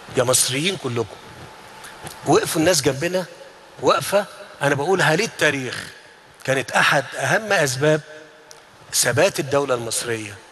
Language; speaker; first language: Arabic; native; Arabic